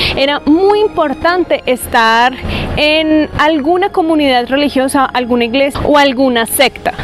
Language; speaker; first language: Spanish; native; Spanish